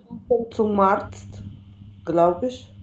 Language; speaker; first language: German; non-native, learner; Macedonian